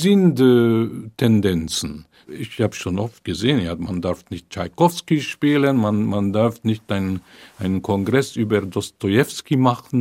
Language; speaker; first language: German; non-native, fluent; Hungarian